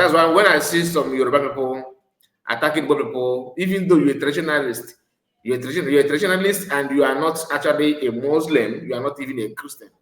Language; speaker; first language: English; non-native, local second language; Igbo